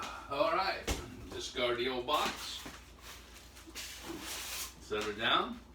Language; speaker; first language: English; native; English